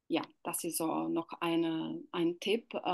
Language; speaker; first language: German; non-native, learner; Czech